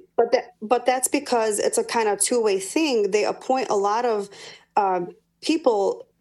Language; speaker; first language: English; native; English